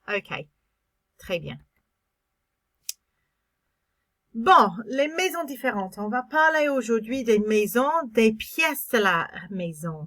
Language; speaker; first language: French; non-native, fluent; English